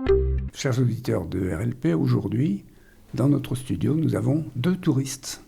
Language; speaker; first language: French; native; French